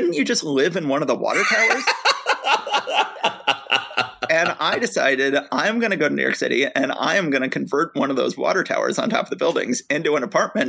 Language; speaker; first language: English; native; English